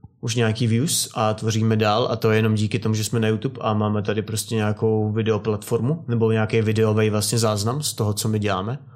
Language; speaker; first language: Czech; native; Czech